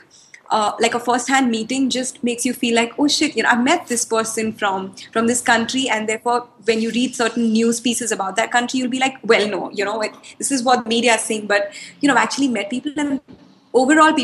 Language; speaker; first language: English; non-native, local second language; Hindi